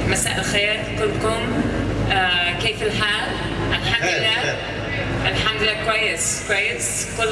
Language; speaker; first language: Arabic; non-native, learner; English